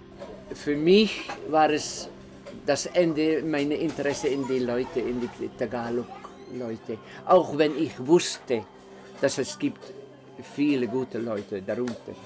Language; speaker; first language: German; non-native, fluent; Dutch